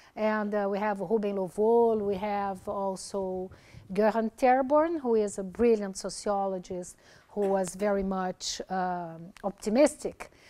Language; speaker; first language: English; non-native, fluent; Portuguese